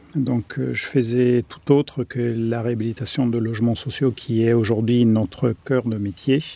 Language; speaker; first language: French; non-native, fluent; German